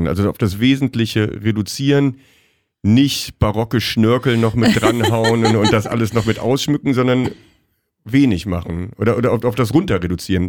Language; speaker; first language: German; native; German